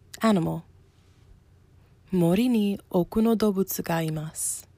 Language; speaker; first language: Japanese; non-native, learner; English